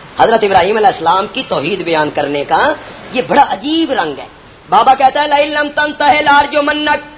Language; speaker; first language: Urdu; non-native, local second language; Punjabi